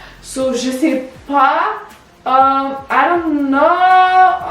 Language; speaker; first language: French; early bilingual, other home language; Spanish